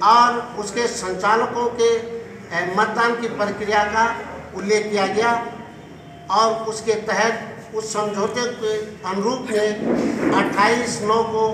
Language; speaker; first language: Hindi; native; Hindi